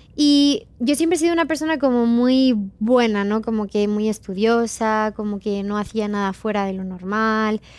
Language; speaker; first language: Spanish; native; Spanish